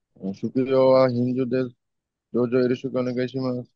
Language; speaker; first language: Japanese; non-native, learner; Bangla